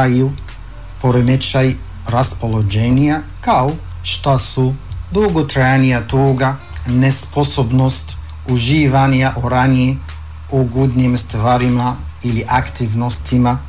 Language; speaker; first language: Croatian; non-native, fluent; Arabic